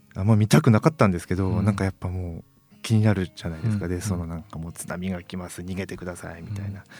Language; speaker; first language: Japanese; native; Japanese